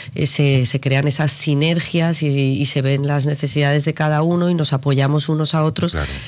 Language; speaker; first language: Spanish; native; Spanish